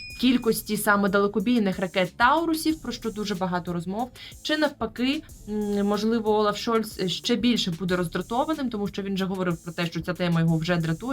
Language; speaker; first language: Ukrainian; native; Ukrainian